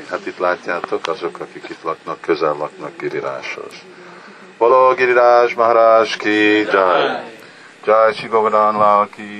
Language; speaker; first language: Hungarian; early bilingual, heritage; Hungarian